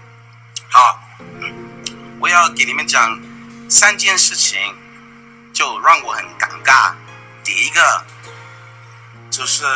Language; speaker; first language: Chinese; non-native, fluent; English